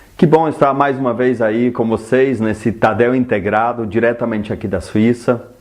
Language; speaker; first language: Portuguese; non-native, fluent; German